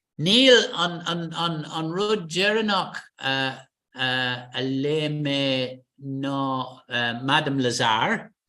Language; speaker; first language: Irish; non-native, local second language; English